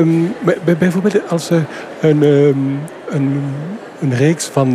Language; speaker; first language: Dutch; non-native, fluent; French